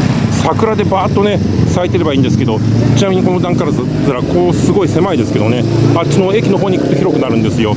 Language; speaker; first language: Japanese; native; Japanese